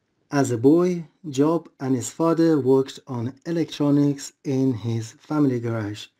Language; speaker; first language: English; non-native, fluent; Persian